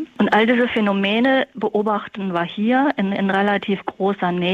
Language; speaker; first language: German; native; German